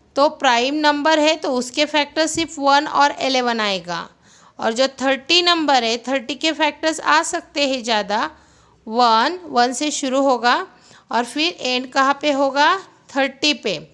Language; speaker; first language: Hindi; non-native, local second language; Marathi